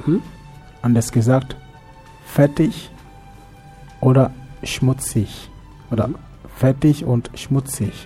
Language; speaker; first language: German; non-native, fluent; French